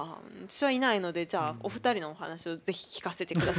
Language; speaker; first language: Japanese; native; Japanese